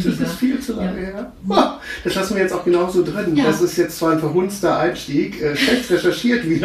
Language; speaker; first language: German; native; German